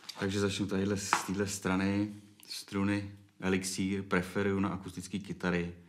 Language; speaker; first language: Czech; native; Czech